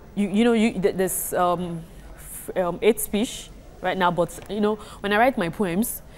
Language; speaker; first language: English; non-native, local second language; Yoruba